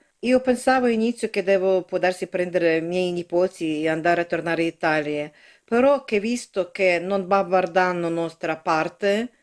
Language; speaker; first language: Italian; non-native, learner; Ukrainian